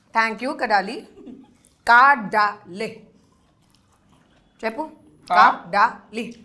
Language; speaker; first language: Telugu; non-native, local second language; Hindi